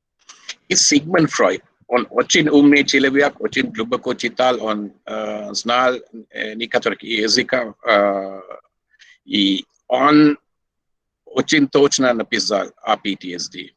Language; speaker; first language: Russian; non-native, learner; Sinhala